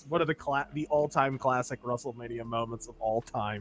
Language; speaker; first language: English; native; English